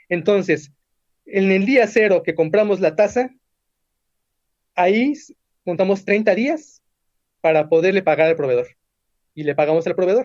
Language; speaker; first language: Spanish; native; Spanish